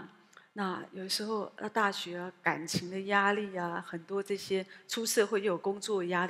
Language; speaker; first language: Chinese; native; Chinese